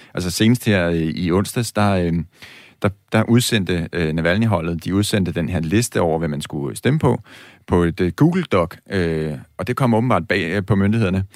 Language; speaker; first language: Danish; native; Danish